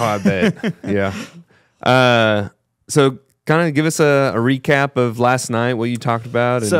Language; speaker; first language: English; native; English